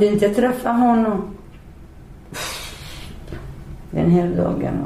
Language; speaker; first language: Swedish; non-native, learner; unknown